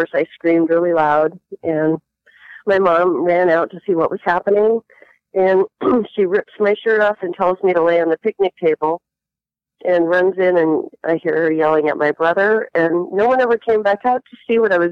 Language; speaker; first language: English; early bilingual, other home language; Latvian